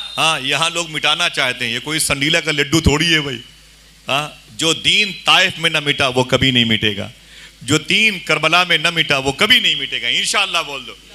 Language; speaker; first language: Hindi; native; Hindi